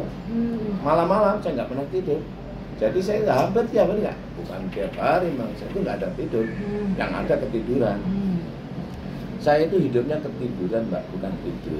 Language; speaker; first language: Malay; non-native, local second language; Javanese